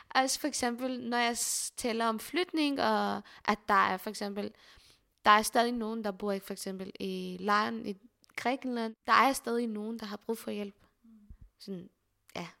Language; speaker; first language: Danish; non-native, fluent; Arabic